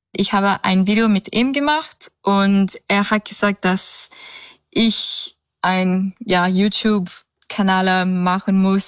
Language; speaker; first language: German; non-native, learner; English